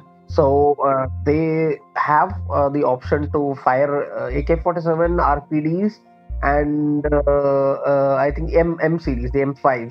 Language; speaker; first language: English; non-native, local second language; Malayalam